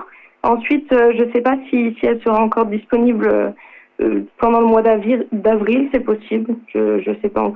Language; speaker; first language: French; native; French